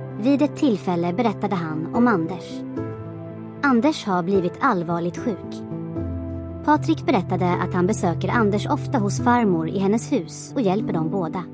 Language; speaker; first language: Swedish; non-native, fluent; Croatian